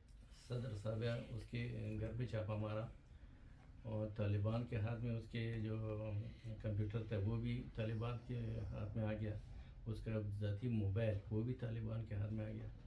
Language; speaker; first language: Hindi; non-native, fluent; Pashto